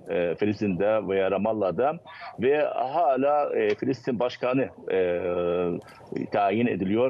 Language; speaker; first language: Turkish; non-native, fluent; Arabic